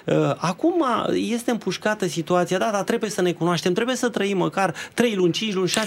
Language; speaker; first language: Romanian; native; Romanian